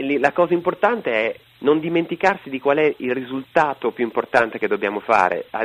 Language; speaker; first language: Italian; native; Italian